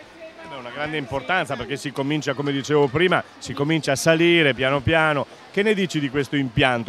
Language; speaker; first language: Italian; native; Italian